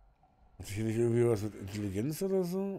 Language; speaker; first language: German; native; German